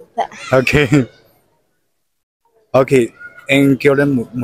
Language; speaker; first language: Vietnamese; non-native, learner; Chinese